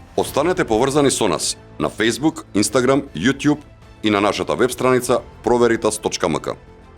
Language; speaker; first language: Macedonian; native; Macedonian